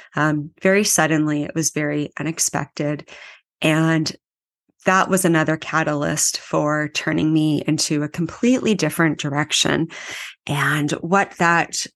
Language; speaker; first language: English; native; English